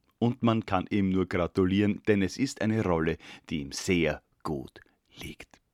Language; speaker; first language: German; native; German